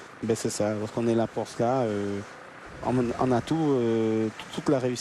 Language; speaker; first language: French; native; French